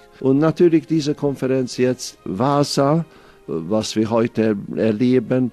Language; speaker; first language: German; non-native, fluent; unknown